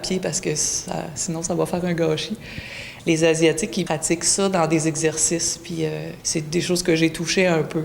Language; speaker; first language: French; native; French